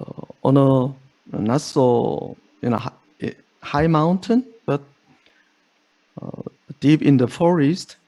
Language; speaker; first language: English; non-native, fluent; Korean